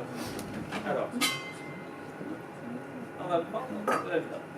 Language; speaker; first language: French; native; French